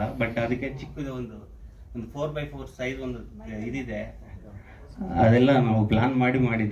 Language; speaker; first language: Kannada; non-native, learner; Telugu